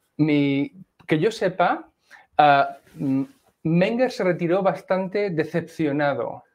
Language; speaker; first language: Spanish; native; Spanish